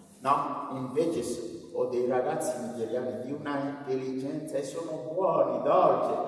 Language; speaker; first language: Italian; non-native, fluent; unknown